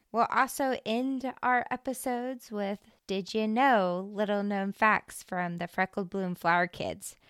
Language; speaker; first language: English; native; English